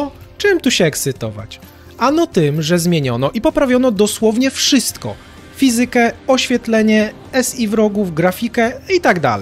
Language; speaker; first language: Polish; native; Polish